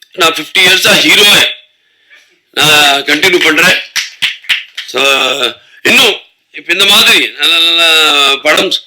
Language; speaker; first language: Tamil; non-native, local second language; Telugu